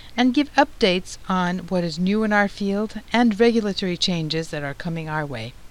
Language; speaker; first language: English; non-native, fluent; Turkish